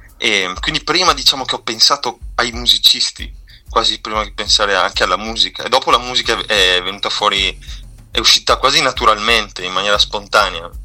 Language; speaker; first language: Italian; native; Italian